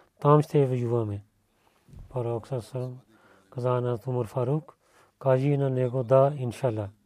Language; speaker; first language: Bulgarian; non-native, learner; Urdu